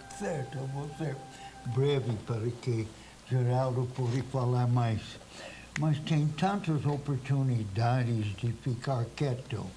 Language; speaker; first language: Portuguese; non-native, fluent; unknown